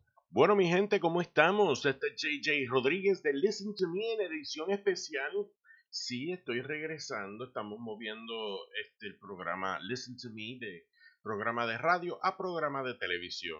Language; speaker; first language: Spanish; native; Spanish